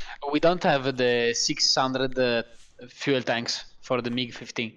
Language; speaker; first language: English; non-native, learner; Italian